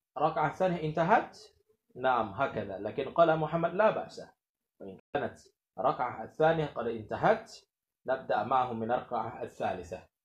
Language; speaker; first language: Arabic; non-native, fluent; Indonesian